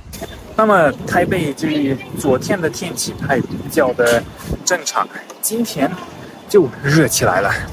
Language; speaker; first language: Chinese; non-native, fluent; German